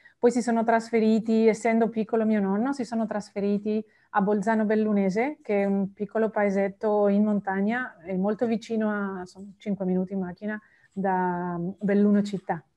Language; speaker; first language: Italian; non-native, fluent; Spanish